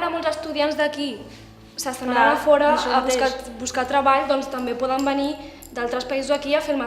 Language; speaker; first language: Catalan; early bilingual, other home language; Arabic